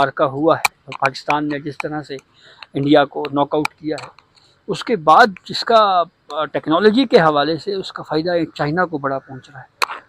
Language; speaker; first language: Urdu; non-native, local second language; Punjabi